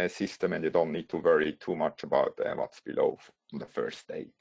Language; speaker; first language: English; non-native, fluent; German